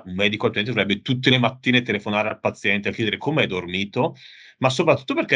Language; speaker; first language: Italian; native; Italian